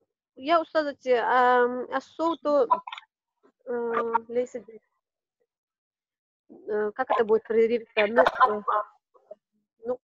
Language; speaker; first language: Arabic; non-native, learner; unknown